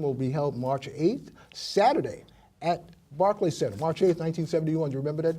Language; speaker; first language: English; native; English